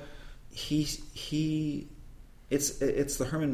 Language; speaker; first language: English; native; English